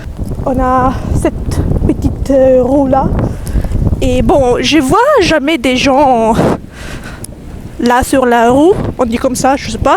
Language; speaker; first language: French; non-native, fluent; Italian